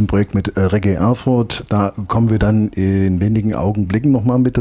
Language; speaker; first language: German; native; German